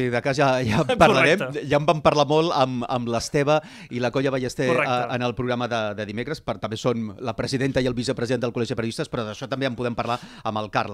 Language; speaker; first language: Catalan; native; Catalan